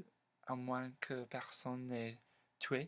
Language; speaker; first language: French; non-native, learner; English